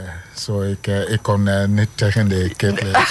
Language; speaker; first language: Dutch; non-native, fluent; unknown